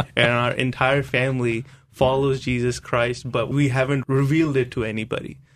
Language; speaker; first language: English; non-native, local second language; Hindi